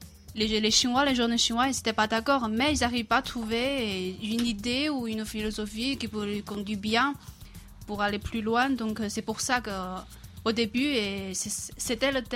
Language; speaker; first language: French; non-native, fluent; Chinese